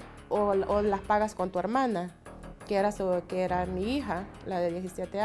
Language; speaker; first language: Spanish; native; Spanish